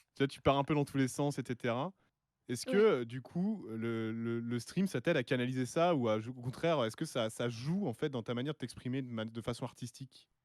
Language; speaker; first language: French; native; French